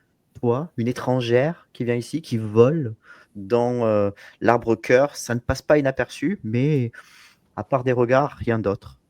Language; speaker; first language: French; native; French